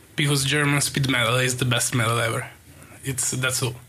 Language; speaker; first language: English; non-native, fluent; Italian